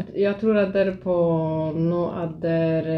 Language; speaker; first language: Swedish; non-native, learner; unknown